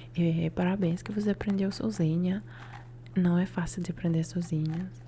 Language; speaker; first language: Portuguese; non-native, learner; Italian